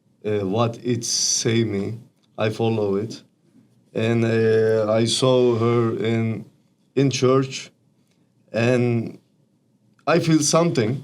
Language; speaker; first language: English; non-native, learner; Turkish